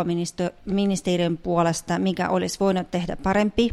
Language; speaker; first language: Finnish; non-native, fluent; Russian